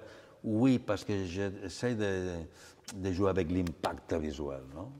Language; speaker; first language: French; non-native, fluent; Catalan